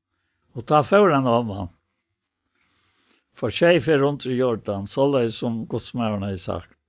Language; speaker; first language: Danish; non-native, local second language; Faroese